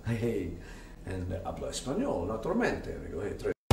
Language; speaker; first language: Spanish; non-native, learner; English